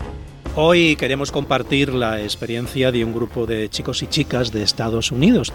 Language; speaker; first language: Spanish; native; Spanish